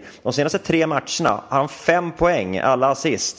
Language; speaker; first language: Swedish; native; Swedish